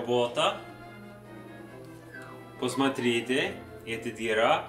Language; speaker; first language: Russian; non-native, learner; English